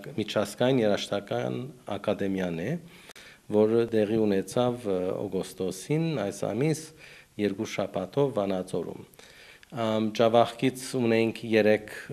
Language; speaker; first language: Armenian; early bilingual, heritage; Armenian